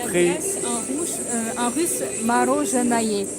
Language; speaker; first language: French; non-native, fluent; Russian